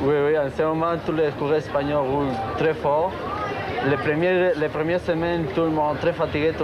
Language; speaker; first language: French; non-native, learner; Spanish